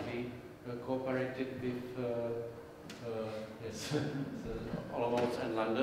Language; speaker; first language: English; non-native, learner; Czech